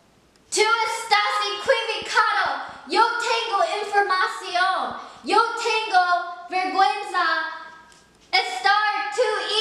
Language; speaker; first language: Spanish; non-native, learner; English